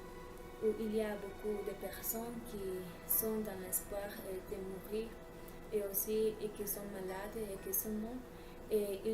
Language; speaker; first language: French; non-native, learner; Spanish